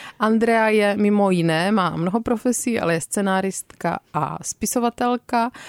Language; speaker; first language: Czech; native; Czech